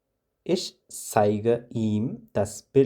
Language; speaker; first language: German; non-native, fluent; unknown